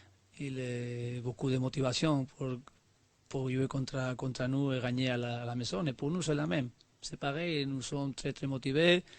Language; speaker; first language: French; non-native, learner; Spanish